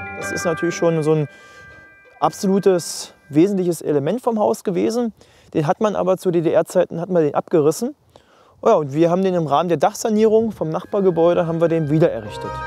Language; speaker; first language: German; native; German